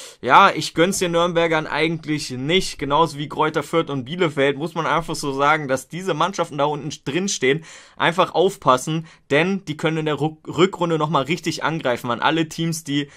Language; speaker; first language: German; native; German